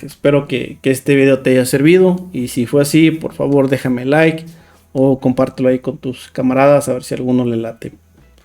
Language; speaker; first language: Spanish; native; Spanish